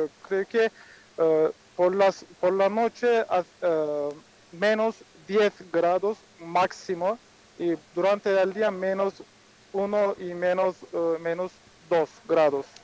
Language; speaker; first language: Spanish; non-native, fluent; Turkish